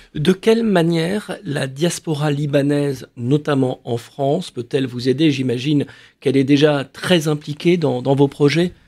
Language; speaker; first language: French; native; French